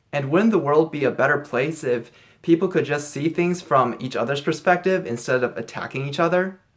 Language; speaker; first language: English; early bilingual, other home language; Chinese